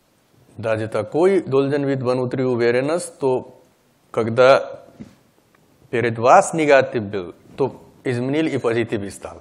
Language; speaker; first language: Russian; non-native, learner; Hindi